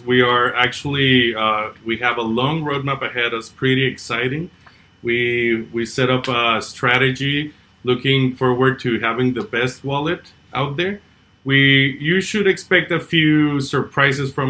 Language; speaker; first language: English; non-native, fluent; Spanish